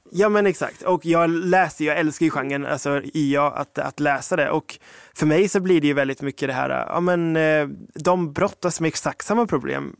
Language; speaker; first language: Swedish; early bilingual, other home language; English